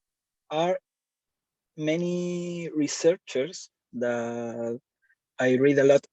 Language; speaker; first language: English; non-native, learner; Spanish